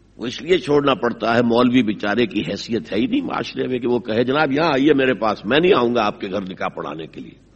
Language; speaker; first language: Urdu; native; Urdu